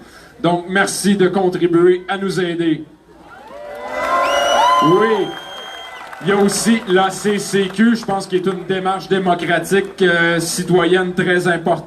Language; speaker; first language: French; native; French